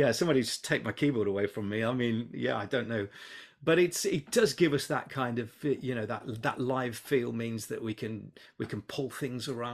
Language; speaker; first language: English; native; English